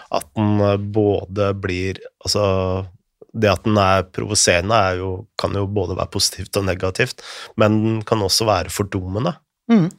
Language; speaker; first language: Norwegian; native; Norwegian